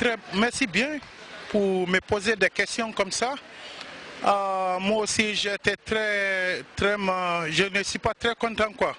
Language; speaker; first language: French; non-native, learner; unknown